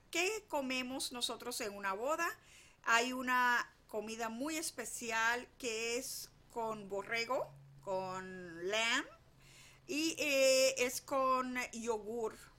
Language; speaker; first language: Spanish; native; Spanish